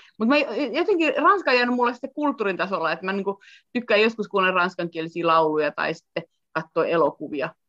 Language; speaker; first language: Finnish; native; Finnish